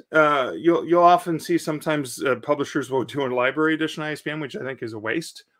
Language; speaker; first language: English; native; English